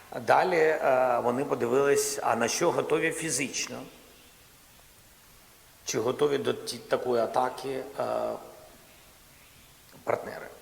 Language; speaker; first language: Ukrainian; non-native, local second language; Russian